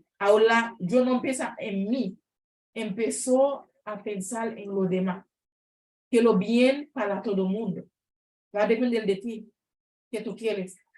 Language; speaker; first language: Spanish; non-native, learner; Haitian Creole